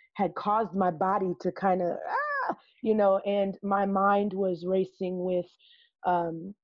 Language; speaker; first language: English; native; English